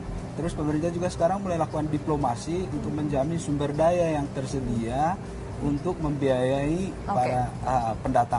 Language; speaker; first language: Indonesian; native; Indonesian